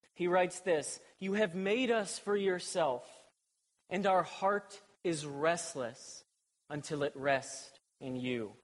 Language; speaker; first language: English; native; English